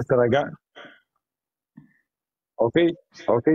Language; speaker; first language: French; non-native, learner; Arabic